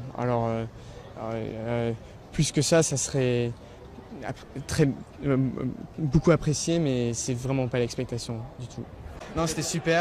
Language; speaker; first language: French; early bilingual, heritage; English